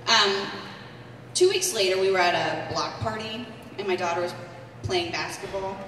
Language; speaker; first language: English; native; English